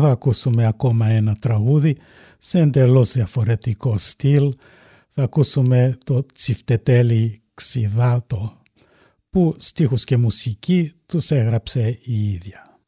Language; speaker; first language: Greek; early bilingual, heritage; Greek